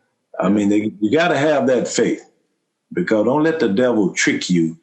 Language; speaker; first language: English; native; English